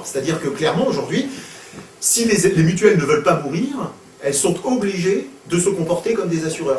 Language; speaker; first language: French; native; French